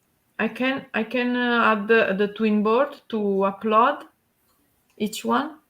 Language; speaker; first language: English; non-native, learner; Italian